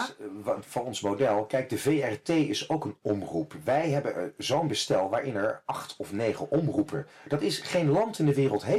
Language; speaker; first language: Dutch; native; Dutch